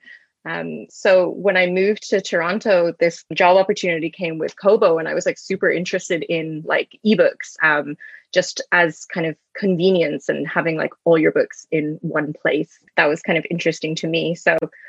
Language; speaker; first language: English; native; English